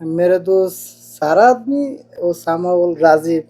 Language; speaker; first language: Hindi; non-native, local second language; Bangla